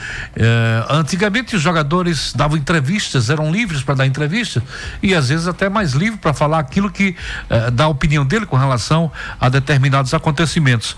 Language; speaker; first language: Portuguese; native; Portuguese